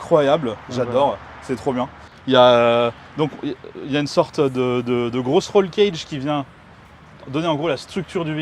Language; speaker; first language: French; native; French